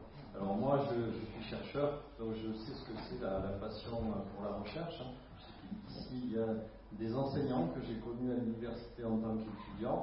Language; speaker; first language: French; native; French